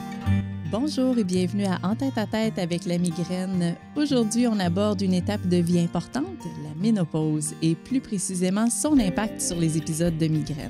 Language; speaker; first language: French; native; French